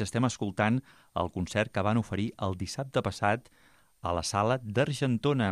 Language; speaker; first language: Catalan; native; Catalan